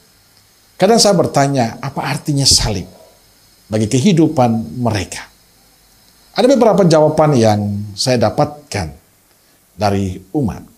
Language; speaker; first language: Indonesian; native; Indonesian